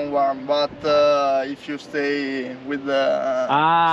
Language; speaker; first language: English; non-native, learner; Italian